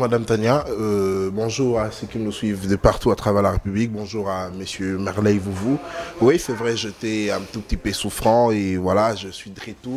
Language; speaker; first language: French; non-native, local second language; Lingala